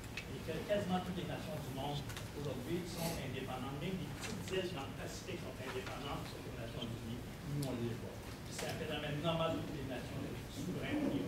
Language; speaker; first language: French; native; French